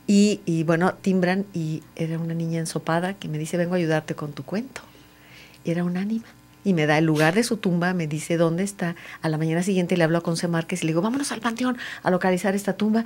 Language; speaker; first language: Spanish; native; Spanish